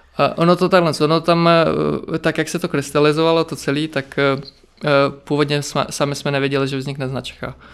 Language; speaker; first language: Czech; early bilingual, other home language; Ukrainian